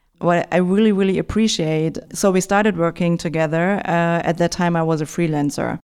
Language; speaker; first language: English; non-native, fluent; German